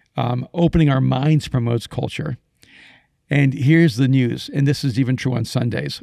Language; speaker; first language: English; early bilingual, other home language; Spanish